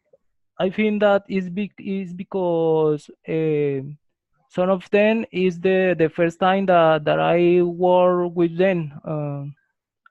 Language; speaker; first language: English; non-native, learner; Spanish